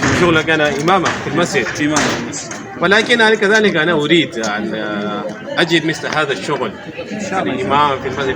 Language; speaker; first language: Arabic; non-native, fluent; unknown